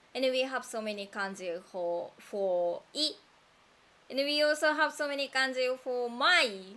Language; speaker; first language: English; non-native, fluent; Japanese